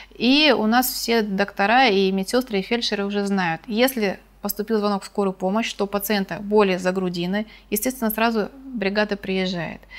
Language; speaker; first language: Russian; native; Russian